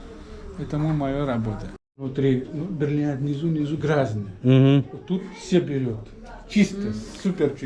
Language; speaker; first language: Russian; non-native, learner; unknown